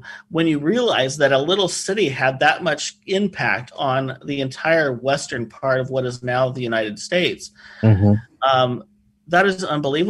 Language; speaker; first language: English; native; English